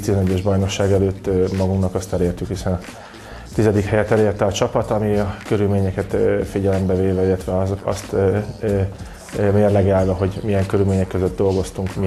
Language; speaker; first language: Hungarian; native; Hungarian